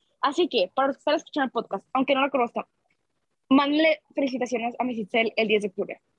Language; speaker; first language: Spanish; early bilingual, heritage; Spanish